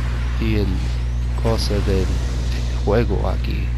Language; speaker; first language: Spanish; non-native, learner; English